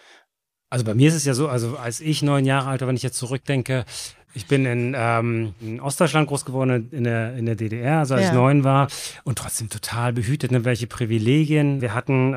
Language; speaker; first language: German; native; German